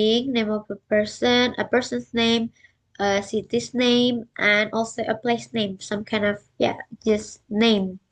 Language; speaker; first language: English; non-native, learner; Indonesian